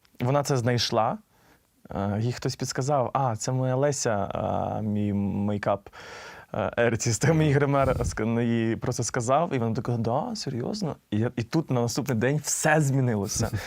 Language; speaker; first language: Ukrainian; non-native, local second language; Russian